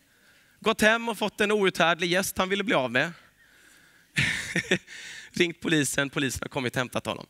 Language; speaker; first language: Swedish; native; Swedish